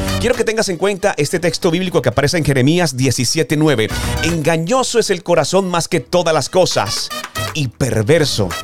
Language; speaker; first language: Spanish; native; Spanish